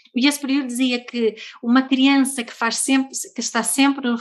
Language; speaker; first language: Portuguese; non-native, fluent; Swedish